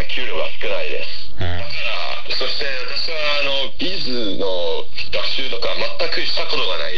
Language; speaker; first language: Japanese; non-native, learner; Chinese